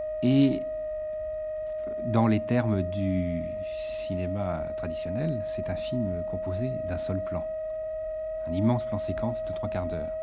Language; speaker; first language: French; native; French